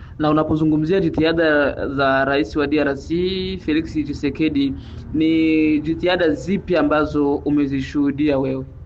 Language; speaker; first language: Swahili; native; Swahili